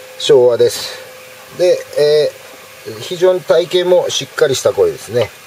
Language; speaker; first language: Japanese; native; Japanese